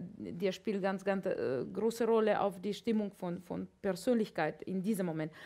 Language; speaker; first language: German; non-native, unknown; Latvian